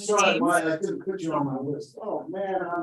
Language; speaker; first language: English; native; English